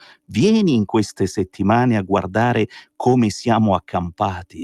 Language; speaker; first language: Italian; native; Italian